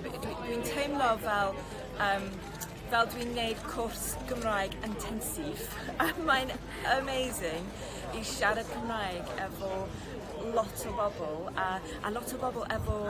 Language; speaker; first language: Welsh; non-native, learner; English